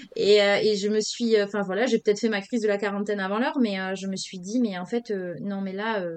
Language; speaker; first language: French; native; French